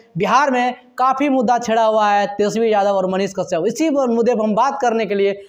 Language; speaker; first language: Hindi; native; Hindi